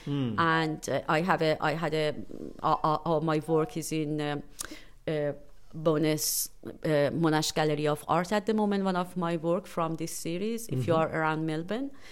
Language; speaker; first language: English; non-native, fluent; Persian